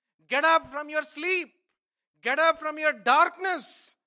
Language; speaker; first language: English; non-native, local second language; Telugu